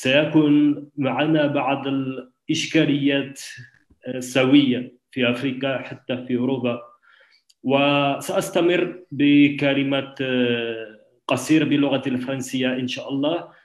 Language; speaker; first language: Arabic; non-native, learner; French